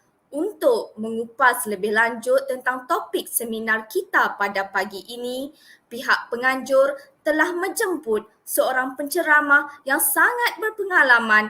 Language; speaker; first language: Malay; native; Malay